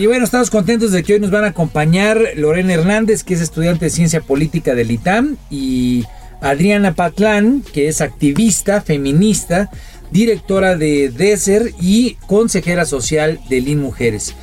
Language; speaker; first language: Spanish; native; Spanish